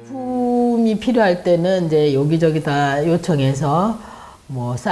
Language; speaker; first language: Korean; native; Korean